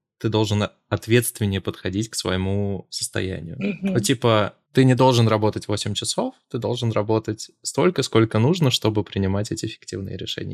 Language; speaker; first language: Russian; native; Russian